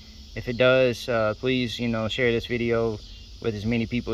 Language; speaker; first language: English; native; English